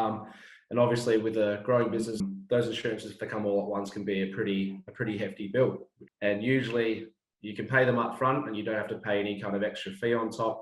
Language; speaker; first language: English; native; English